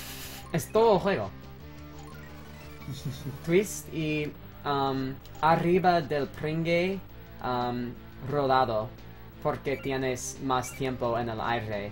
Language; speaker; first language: Spanish; non-native, learner; English